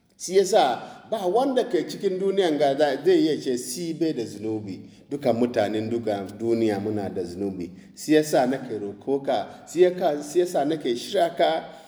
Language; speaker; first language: Hausa; non-native, local second language; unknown